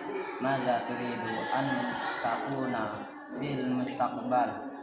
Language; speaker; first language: Arabic; non-native, learner; Indonesian